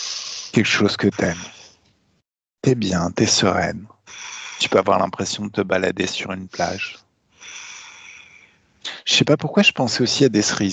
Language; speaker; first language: French; native; French